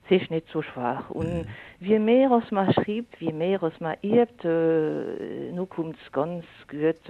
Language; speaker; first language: German; non-native, local second language; French